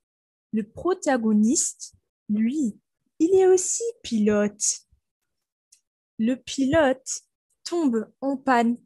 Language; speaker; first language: French; non-native, fluent; German